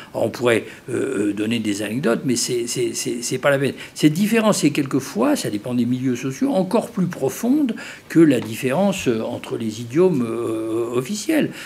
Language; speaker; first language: French; native; French